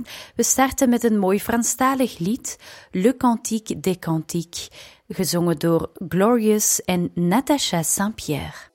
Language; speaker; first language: Dutch; native; Dutch